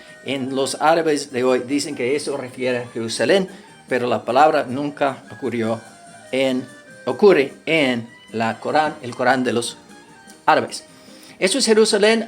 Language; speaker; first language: Spanish; non-native, fluent; English